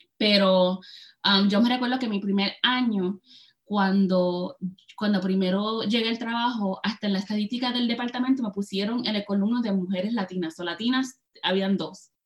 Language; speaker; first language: Spanish; early bilingual, heritage; Spanish